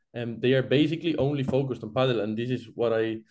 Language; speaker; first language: English; non-native, fluent; Spanish